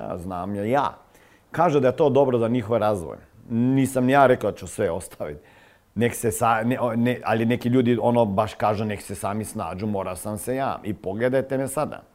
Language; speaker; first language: Croatian; non-native, fluent; Serbian